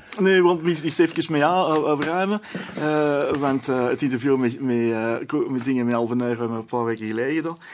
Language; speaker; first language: Dutch; native; Dutch